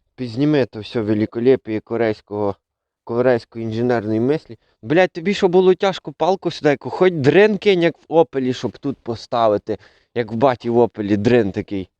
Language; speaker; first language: Ukrainian; native; Ukrainian